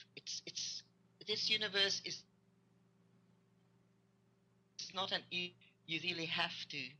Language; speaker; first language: English; non-native, fluent; Hungarian